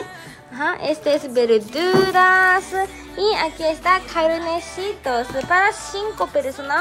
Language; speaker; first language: Spanish; non-native, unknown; Japanese